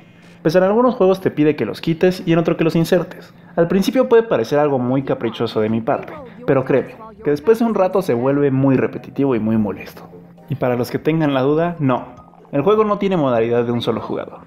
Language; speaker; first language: Spanish; native; Spanish